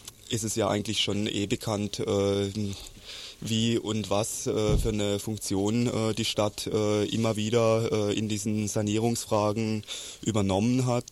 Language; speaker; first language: German; native; German